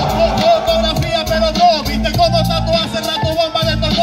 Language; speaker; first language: Spanish; native; Spanish